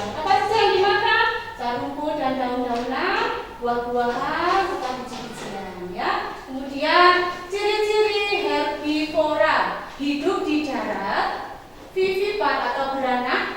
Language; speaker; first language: Indonesian; non-native, local second language; Javanese